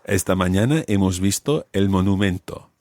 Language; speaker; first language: Spanish; non-native, fluent; English